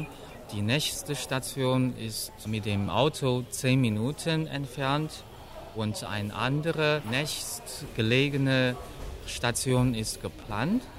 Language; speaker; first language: German; non-native, fluent; Chinese